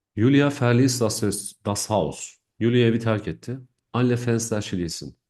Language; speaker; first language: German; non-native, fluent; Turkish